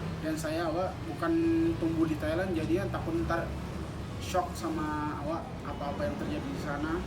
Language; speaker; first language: Indonesian; non-native, fluent; Thai